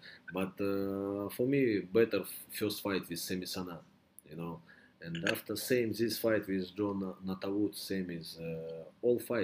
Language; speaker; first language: English; non-native, learner; Russian